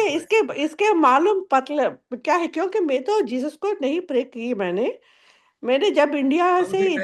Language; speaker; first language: Hindi; non-native, local second language; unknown